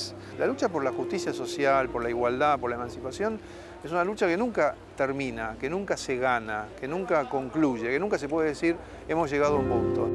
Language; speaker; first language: Spanish; native; Spanish